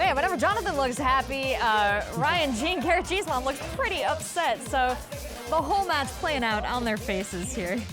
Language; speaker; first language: English; native; English